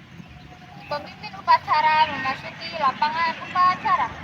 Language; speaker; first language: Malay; non-native, local second language; Javanese